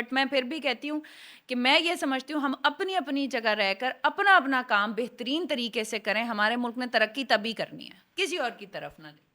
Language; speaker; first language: Urdu; non-native, local second language; Saraiki